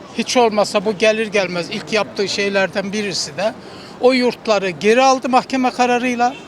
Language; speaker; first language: Turkish; native; Turkish